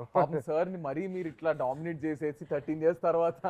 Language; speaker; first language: Telugu; native; Telugu